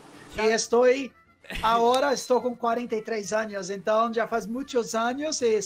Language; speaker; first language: Spanish; non-native, fluent; Portuguese